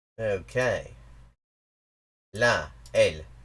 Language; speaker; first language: Spanish; non-native, learner; English